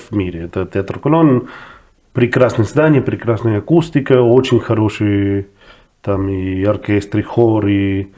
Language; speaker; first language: Russian; non-native, fluent; Spanish